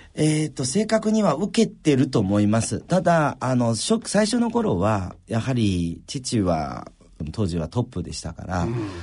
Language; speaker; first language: Japanese; early bilingual, other home language; Chinese